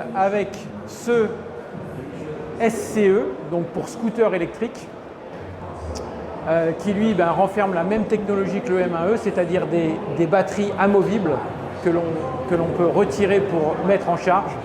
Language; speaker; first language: French; native; French